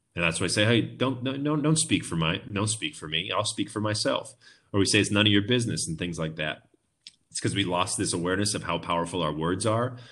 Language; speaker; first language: English; native; English